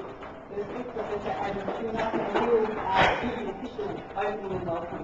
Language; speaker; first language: English; native; English